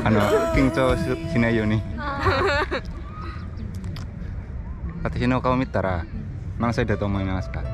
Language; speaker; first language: Japanese; non-native, fluent; Indonesian